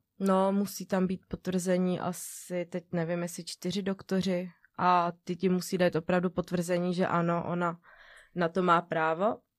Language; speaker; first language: Czech; native; Czech